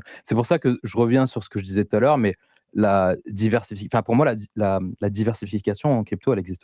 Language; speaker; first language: French; native; French